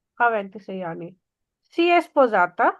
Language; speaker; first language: Italian; non-native, learner; Urdu